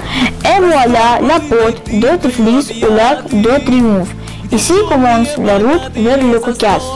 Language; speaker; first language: French; non-native, learner; Russian